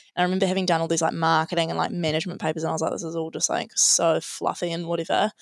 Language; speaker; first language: English; native; English